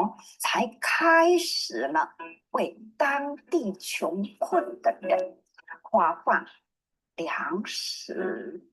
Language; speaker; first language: Chinese; native; Chinese